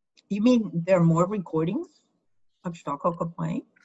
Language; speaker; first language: English; early bilingual, other home language; Ukrainian